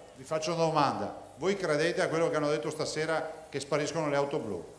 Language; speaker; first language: Italian; non-native, local second language; Venetian